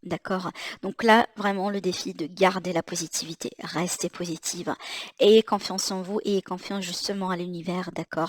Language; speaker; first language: French; native; French